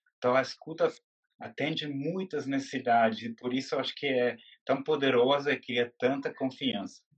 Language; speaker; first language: Portuguese; non-native, fluent; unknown